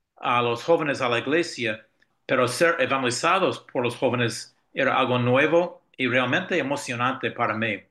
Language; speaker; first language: Spanish; non-native, fluent; English